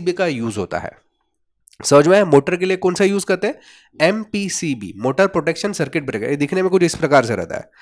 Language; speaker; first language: Hindi; non-native, local second language; Gujarati